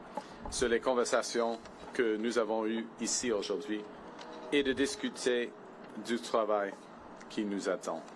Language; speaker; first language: French; non-native, fluent; English